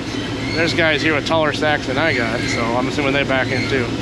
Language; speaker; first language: English; native; English